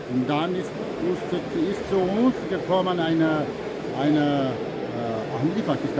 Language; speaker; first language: German; non-native, learner; Albanian